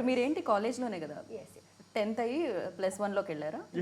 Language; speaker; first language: Telugu; native; Telugu